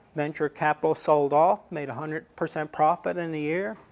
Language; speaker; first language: English; non-native, fluent; Estonian